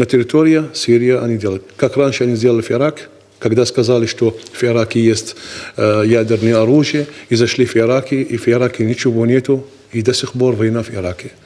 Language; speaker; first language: Russian; non-native, learner; Arabic